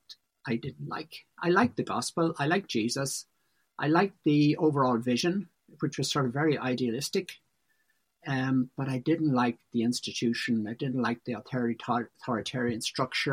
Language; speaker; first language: English; native; English